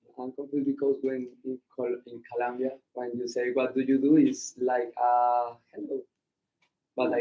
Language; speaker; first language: English; non-native, learner; Spanish